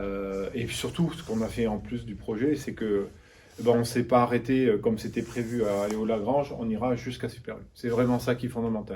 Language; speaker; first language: French; native; French